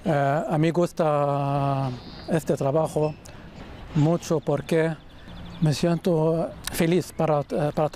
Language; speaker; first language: Spanish; non-native, learner; Arabic